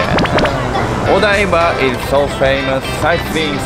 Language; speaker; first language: English; non-native, learner; Japanese